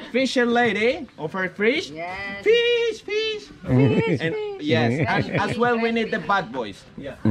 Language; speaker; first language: English; non-native, fluent; Croatian